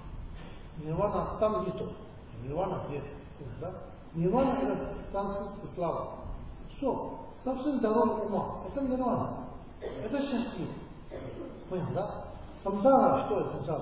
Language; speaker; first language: Russian; non-native, learner; Tibetan